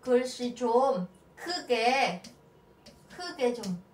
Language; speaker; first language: Korean; non-native, fluent; Vietnamese